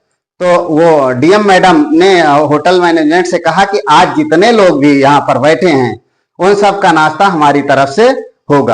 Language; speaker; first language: Hindi; native; Hindi